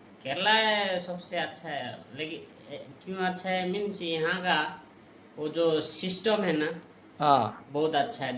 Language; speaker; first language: Hindi; non-native, local second language; Odia